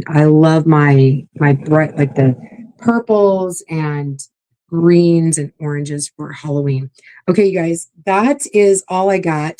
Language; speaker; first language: English; native; English